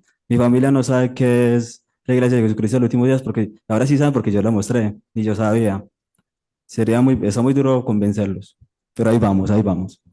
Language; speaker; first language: Spanish; native; Spanish